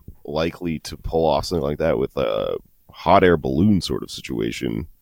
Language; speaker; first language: English; native; English